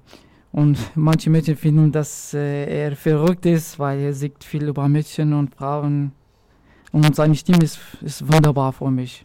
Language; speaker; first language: German; non-native, local second language; Arabic